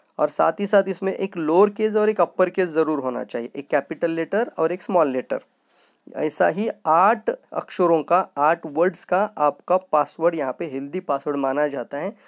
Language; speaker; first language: Hindi; non-native, local second language; Marathi